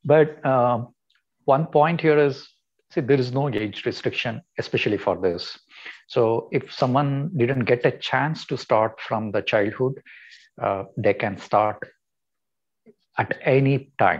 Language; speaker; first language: English; non-native, local second language; Kannada